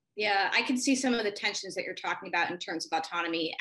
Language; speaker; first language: English; native; English